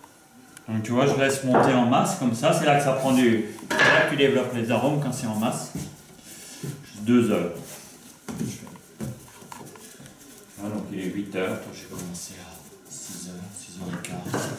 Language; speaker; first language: French; native; French